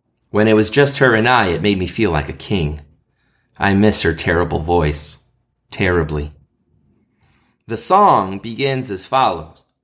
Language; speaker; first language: English; native; English